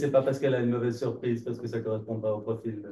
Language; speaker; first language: French; native; French